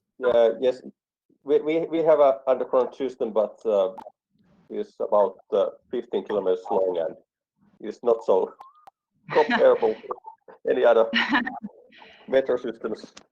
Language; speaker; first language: English; non-native, fluent; Finnish